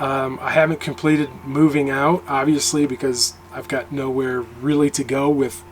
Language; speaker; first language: English; native; English